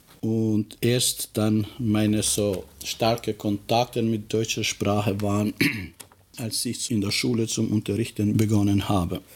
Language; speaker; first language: German; non-native, fluent; Albanian